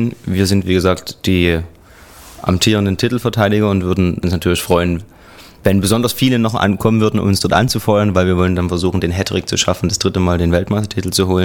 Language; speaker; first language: German; native; German